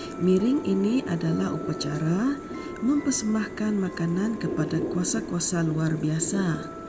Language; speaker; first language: Malay; non-native, local second language; Iban